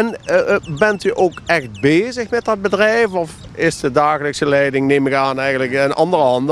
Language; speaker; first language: Dutch; native; Dutch